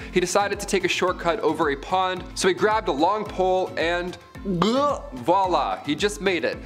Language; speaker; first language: English; native; English